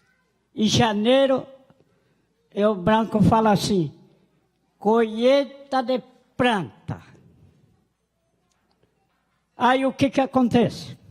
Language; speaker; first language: Portuguese; non-native, local second language; Guarani